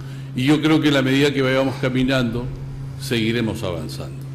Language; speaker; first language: Spanish; native; Spanish